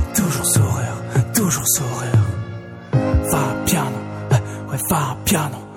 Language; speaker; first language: French; native; French